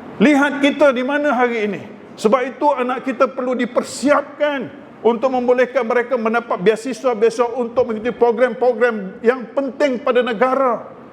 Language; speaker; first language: Malay; native; Malay